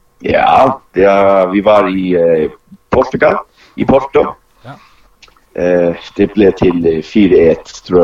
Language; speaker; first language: Danish; non-native, local second language; Faroese